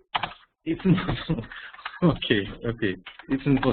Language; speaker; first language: English; non-native, fluent; Russian